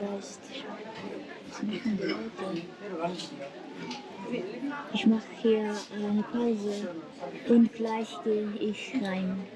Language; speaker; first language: German; non-native, learner; Japanese